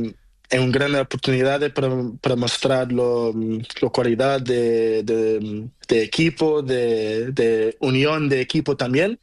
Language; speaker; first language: Spanish; non-native, learner; Portuguese